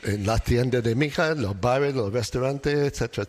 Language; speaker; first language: Spanish; non-native, learner; English